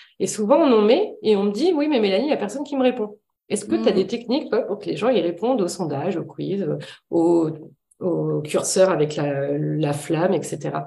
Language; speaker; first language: French; native; French